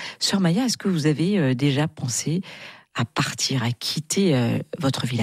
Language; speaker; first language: French; native; French